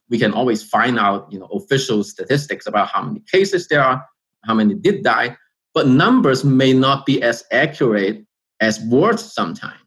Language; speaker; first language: English; non-native, fluent; Chinese